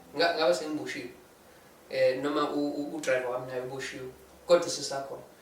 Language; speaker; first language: Zulu; non-native, local second language; English